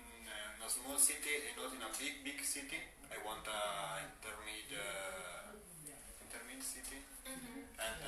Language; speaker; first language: English; non-native, learner; Italian